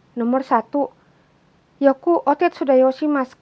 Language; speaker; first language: Japanese; non-native, fluent; Indonesian